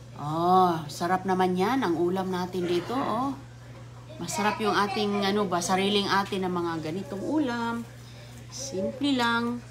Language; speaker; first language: Filipino; non-native, local second language; Cebuano